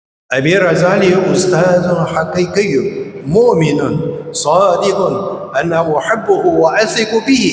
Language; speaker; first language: Arabic; non-native, fluent; Chinese